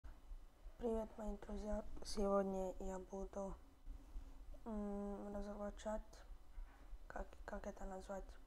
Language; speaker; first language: Russian; early bilingual, heritage; Russian